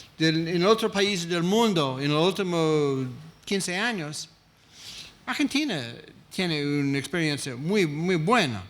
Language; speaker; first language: Spanish; non-native, fluent; English